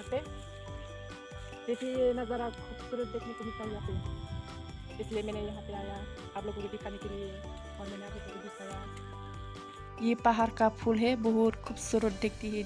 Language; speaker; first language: Hindi; non-native, local second language; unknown